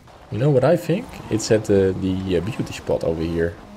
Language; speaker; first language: English; non-native, fluent; Dutch